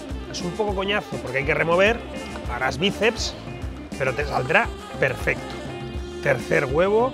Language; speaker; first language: Spanish; native; Spanish